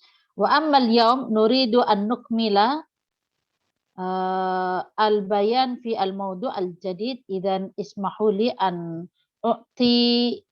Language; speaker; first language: Arabic; non-native, fluent; Indonesian